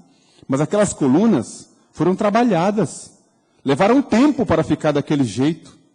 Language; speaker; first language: Portuguese; native; Portuguese